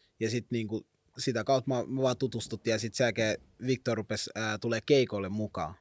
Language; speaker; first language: Finnish; early bilingual, other home language; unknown